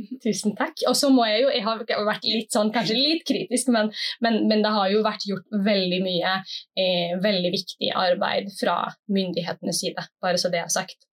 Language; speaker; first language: Norwegian; early bilingual, other home language; Somali